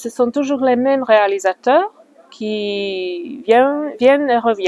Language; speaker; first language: French; non-native, fluent; Slovak